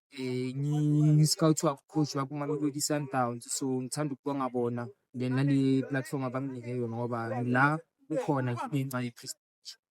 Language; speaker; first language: Zulu; non-native, local second language; Northern Sotho